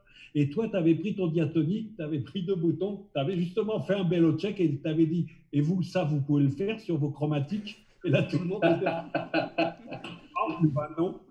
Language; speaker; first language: French; native; French